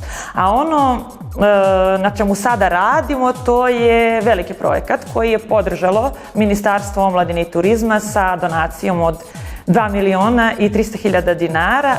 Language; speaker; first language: Bosnian; native; Bosnian